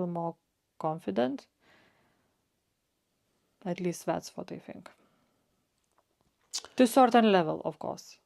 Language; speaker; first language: English; non-native, fluent; Lithuanian